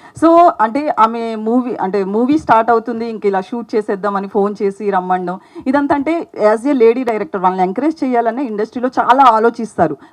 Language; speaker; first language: Telugu; native; Telugu